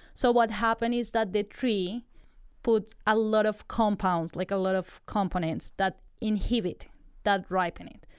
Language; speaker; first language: English; non-native, fluent; Spanish